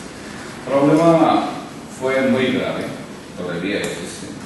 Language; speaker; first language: Spanish; non-native, local second language; Urdu